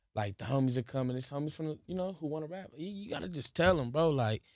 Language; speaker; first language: English; native; English